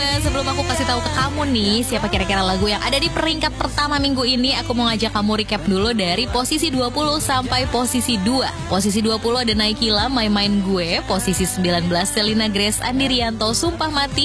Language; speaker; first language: Indonesian; native; Indonesian